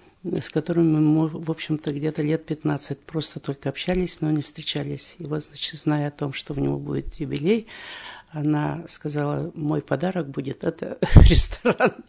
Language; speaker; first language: Russian; native; Russian